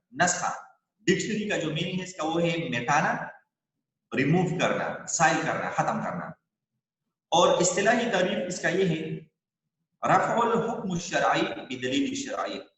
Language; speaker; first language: Urdu; non-native, local second language; Pashto